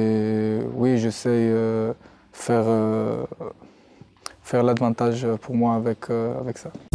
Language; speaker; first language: French; non-native, learner; Hebrew